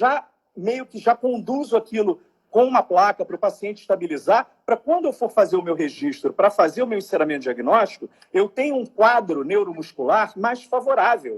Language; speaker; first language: Portuguese; native; Portuguese